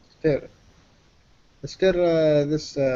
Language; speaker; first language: English; non-native, learner; Arabic